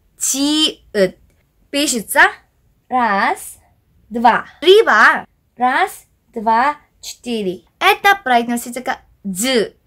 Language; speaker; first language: Russian; non-native, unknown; Korean